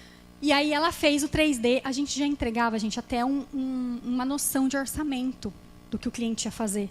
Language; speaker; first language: Portuguese; native; Portuguese